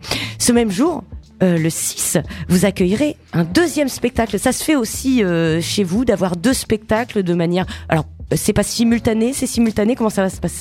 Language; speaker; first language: French; native; French